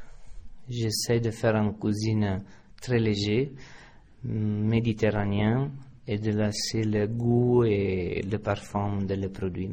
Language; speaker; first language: French; non-native, fluent; Italian